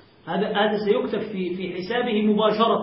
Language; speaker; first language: Arabic; native; Arabic